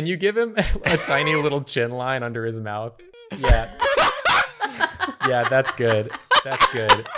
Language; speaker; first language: English; native; English